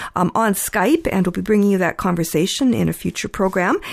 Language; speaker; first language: English; early bilingual, other home language; Ukrainian